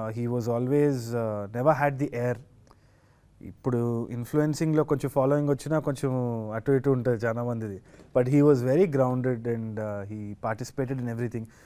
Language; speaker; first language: Telugu; native; Telugu